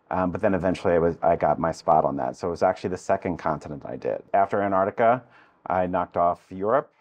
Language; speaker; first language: English; native; English